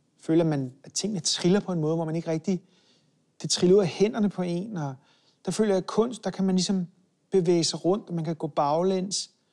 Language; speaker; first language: Danish; early bilingual, other home language; Hebrew